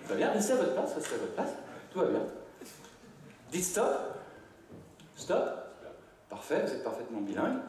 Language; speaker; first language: French; native; French